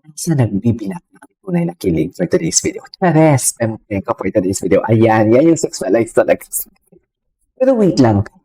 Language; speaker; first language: Filipino; non-native, local second language; Hiligaynon